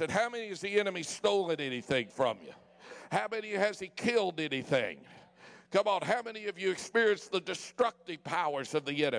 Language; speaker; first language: English; native; English